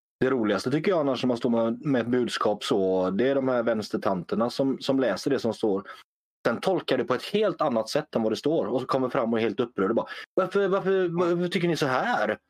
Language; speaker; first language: Swedish; native; Swedish